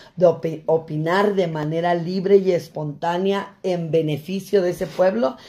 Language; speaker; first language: Spanish; native; Spanish